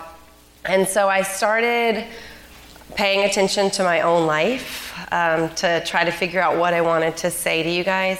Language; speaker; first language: English; native; English